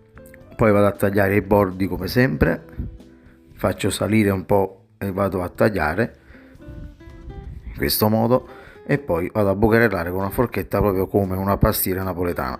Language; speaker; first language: Italian; native; Italian